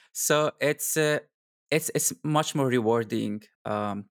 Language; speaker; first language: English; non-native, fluent; Arabic